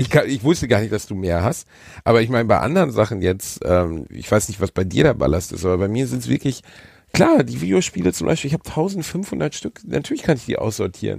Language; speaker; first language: German; native; German